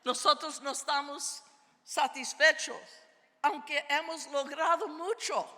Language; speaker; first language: Spanish; early bilingual, heritage; Spanish